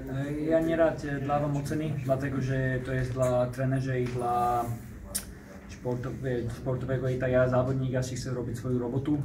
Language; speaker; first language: Polish; non-native, learner; Slovak